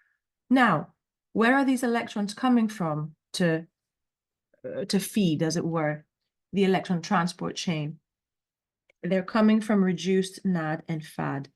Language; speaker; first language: English; native; English